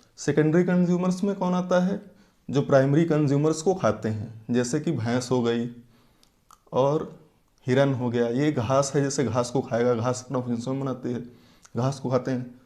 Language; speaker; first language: Hindi; native; Hindi